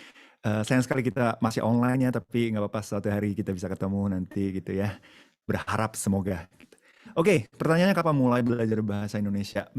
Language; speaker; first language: Indonesian; non-native, fluent; Japanese